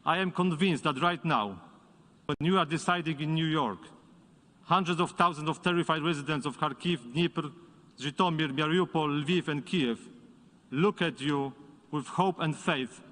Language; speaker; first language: English; non-native, fluent; Polish